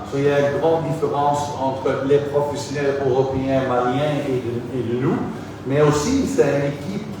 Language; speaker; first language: French; non-native, fluent; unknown